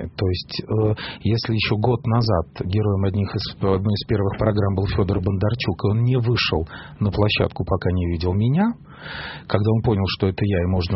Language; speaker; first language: Russian; native; Russian